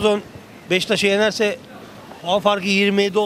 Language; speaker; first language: Turkish; native; Turkish